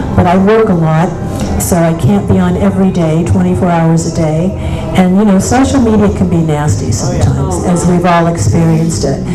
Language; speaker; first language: English; native; English